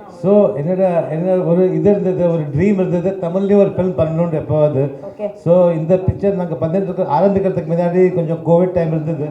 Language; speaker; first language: Tamil; early bilingual, heritage; Tamil